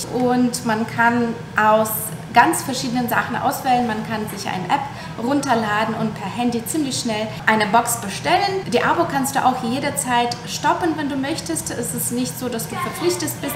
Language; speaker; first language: German; non-native, fluent; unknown